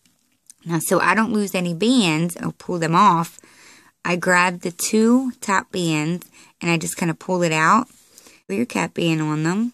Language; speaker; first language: English; native; English